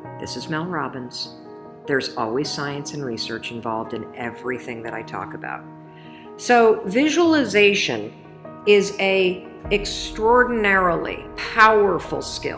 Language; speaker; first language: English; native; English